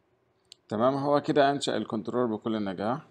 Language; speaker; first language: Arabic; native; Arabic